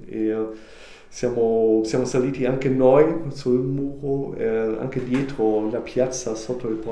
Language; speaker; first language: Italian; non-native, learner; German